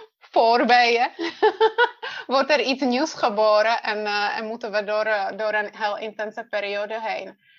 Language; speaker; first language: Dutch; non-native, fluent; Czech